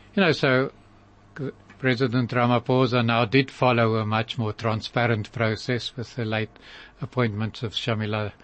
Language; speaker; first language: English; native; English